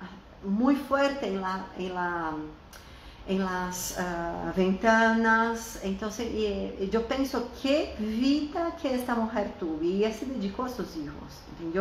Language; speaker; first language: Spanish; non-native, fluent; Portuguese